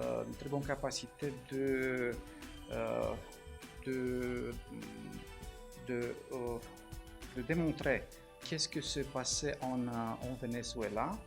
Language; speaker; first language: French; non-native, fluent; Romanian